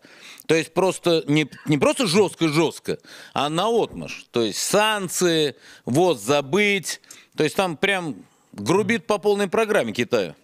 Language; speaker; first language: Russian; native; Russian